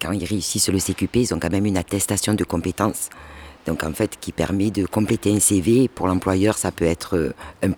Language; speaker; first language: French; native; French